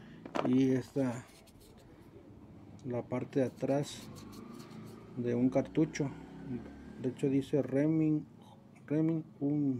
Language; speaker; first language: Spanish; native; Spanish